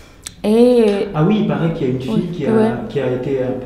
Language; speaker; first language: French; native; French